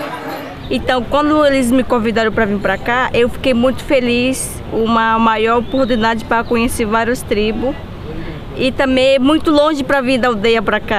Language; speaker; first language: Portuguese; non-native, local second language; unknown